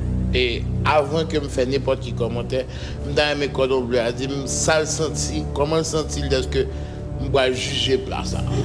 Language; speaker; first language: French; non-native, local second language; Haitian Creole